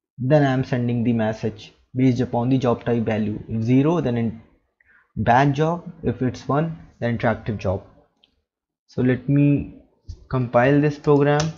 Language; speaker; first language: English; non-native, local second language; Hindi